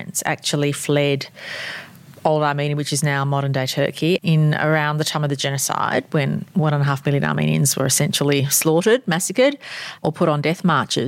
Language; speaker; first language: English; non-native, local second language; Armenian